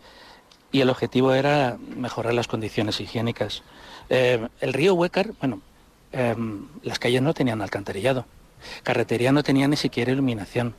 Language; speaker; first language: Spanish; native; Spanish